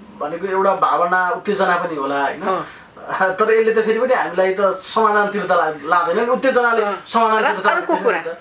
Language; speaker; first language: Nepali; native; Nepali